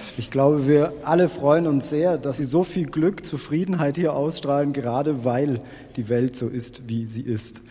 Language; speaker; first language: German; native; German